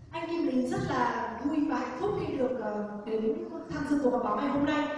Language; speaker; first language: Vietnamese; native; Vietnamese